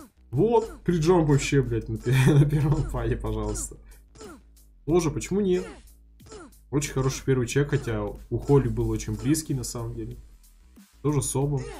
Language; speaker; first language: Russian; native; Russian